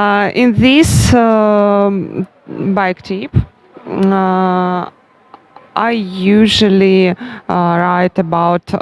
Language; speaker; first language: English; non-native, learner; Russian